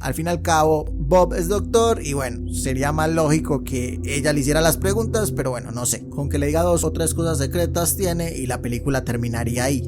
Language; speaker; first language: Spanish; native; Spanish